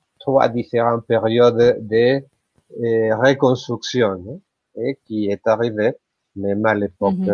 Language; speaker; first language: French; non-native, fluent; Spanish